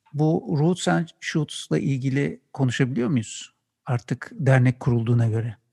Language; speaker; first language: Turkish; native; Turkish